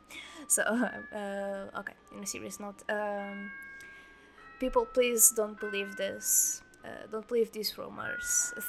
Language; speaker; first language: English; non-native, fluent; Portuguese